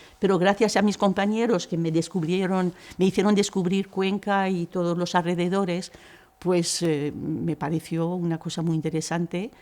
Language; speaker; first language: Spanish; non-native, fluent; Arabic